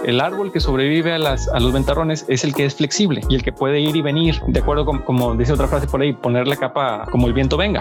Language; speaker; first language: Spanish; native; Spanish